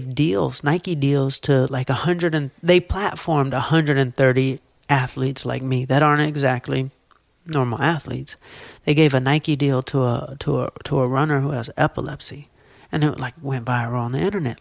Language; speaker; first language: English; native; English